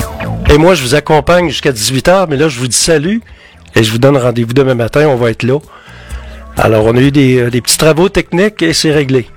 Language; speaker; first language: French; native; French